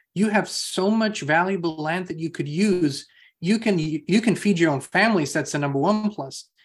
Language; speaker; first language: English; non-native, fluent; German